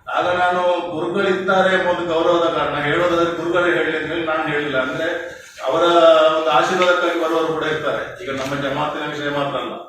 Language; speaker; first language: Kannada; non-native, local second language; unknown